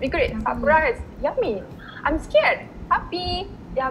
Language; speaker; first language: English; non-native, fluent; Japanese